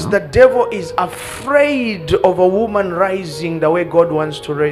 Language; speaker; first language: English; non-native, fluent; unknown